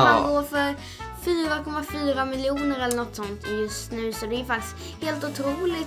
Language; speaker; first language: Swedish; native; Swedish